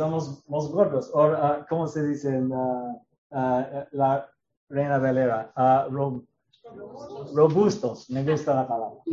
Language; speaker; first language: Spanish; non-native, learner; English